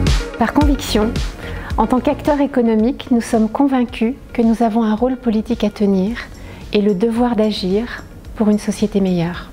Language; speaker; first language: French; native; French